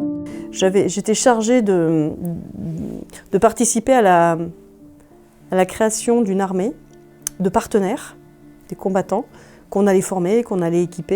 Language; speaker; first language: French; native; French